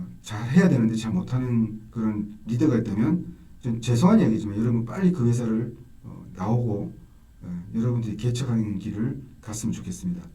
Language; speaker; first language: Korean; native; Korean